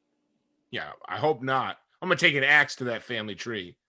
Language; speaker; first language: English; native; English